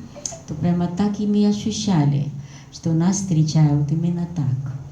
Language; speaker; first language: Russian; non-native, fluent; Hindi